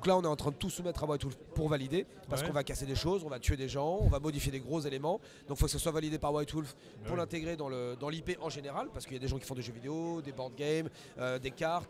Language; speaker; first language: French; native; French